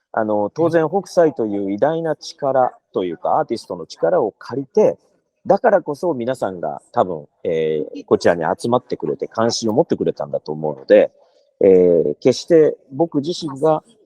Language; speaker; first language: Japanese; native; Japanese